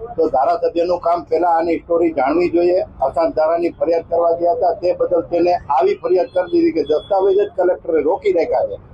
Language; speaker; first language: Gujarati; native; Gujarati